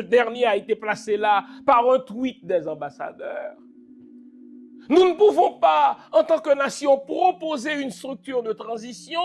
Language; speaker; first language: French; non-native, local second language; Haitian Creole